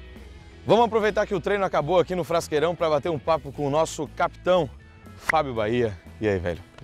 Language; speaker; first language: Portuguese; native; Portuguese